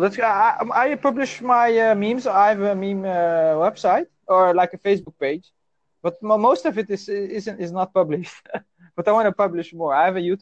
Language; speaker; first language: English; non-native, fluent; Dutch